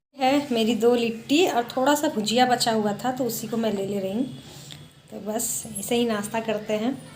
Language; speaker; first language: Hindi; non-native, local second language; Bangla